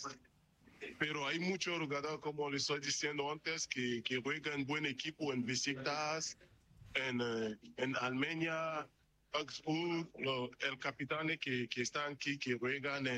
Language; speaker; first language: Spanish; non-native, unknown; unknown